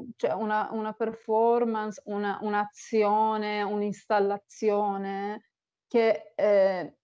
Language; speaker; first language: Italian; non-native, fluent; Persian